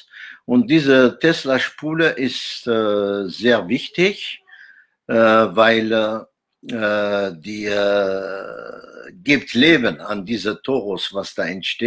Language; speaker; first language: German; non-native, fluent; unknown